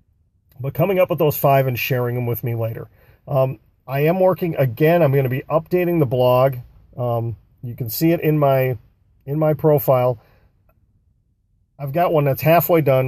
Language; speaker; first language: English; native; English